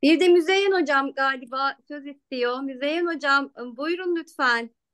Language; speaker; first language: Turkish; native; Turkish